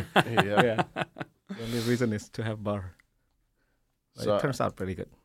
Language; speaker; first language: English; early bilingual, other home language; Indonesian